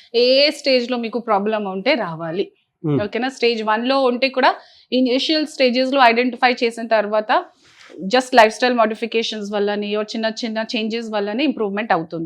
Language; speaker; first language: Telugu; non-native, local second language; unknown